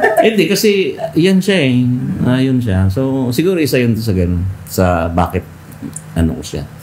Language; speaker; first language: Filipino; native; Filipino